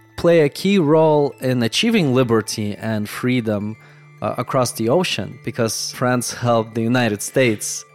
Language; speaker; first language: English; non-native, fluent; Russian